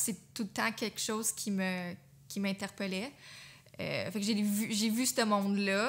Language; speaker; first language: French; native; French